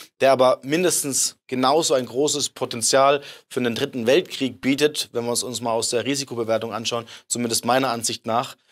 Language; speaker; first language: German; native; German